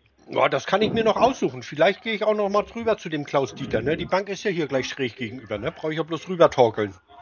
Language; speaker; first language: German; native; German